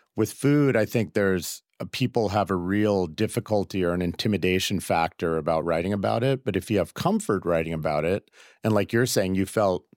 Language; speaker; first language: English; native; English